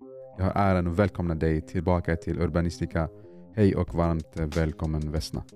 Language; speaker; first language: Swedish; non-native, fluent; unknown